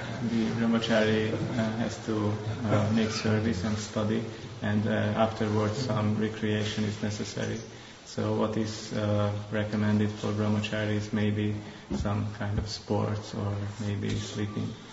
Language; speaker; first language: English; non-native, fluent; Hungarian